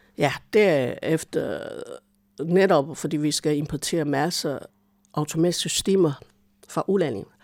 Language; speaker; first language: Danish; non-native, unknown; Chinese